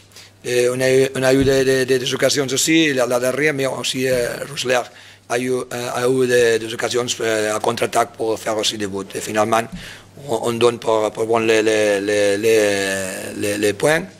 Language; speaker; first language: French; non-native, fluent; Spanish